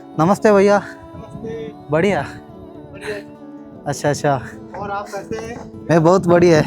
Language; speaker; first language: Hindi; non-native, local second language; Malayalam